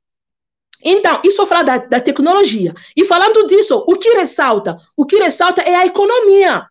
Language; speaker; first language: Portuguese; non-native, fluent; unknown